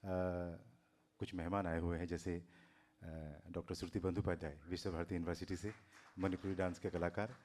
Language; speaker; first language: Hindi; non-native, local second language; Assamese